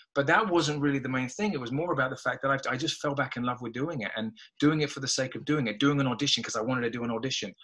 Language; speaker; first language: English; native; English